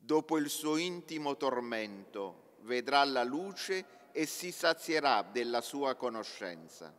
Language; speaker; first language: Italian; native; Italian